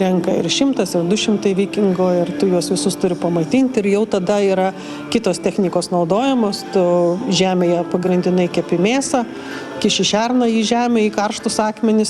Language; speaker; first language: Lithuanian; native; Lithuanian